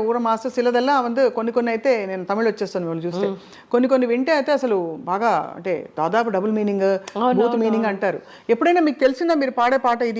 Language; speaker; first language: Telugu; native; Telugu